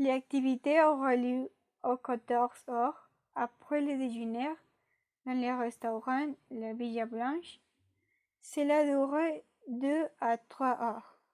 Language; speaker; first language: French; non-native, learner; Spanish